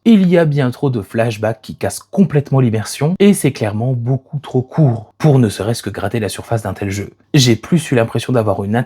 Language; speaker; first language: French; native; French